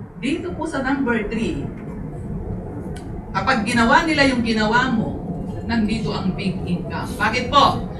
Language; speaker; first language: Filipino; native; Filipino